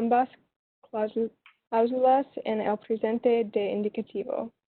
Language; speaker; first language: Spanish; non-native, learner; English